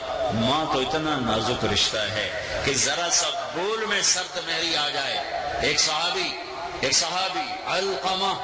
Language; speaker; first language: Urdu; non-native, local second language; Punjabi